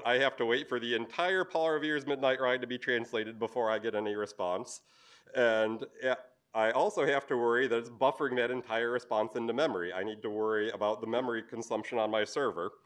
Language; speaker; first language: English; native; English